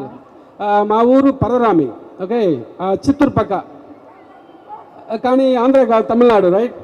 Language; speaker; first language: Telugu; non-native, learner; Tamil